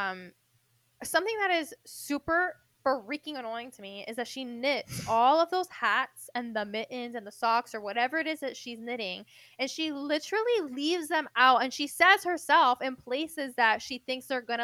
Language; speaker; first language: English; non-native, fluent; Spanish